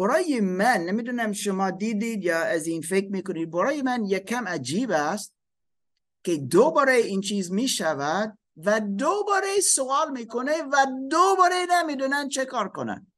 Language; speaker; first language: Persian; non-native, learner; German